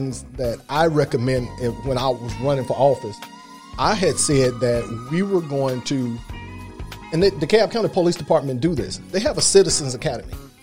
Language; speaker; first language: English; native; English